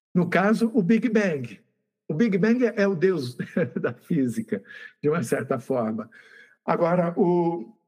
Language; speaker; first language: Portuguese; native; Portuguese